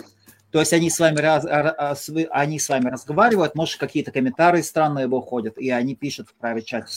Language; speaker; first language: Russian; non-native, local second language; Latvian